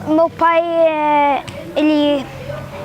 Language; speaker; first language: Portuguese; early bilingual, heritage; Portuguese